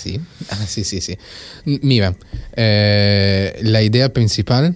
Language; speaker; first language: Spanish; non-native, fluent; Italian